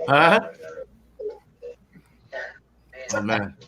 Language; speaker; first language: English; native; English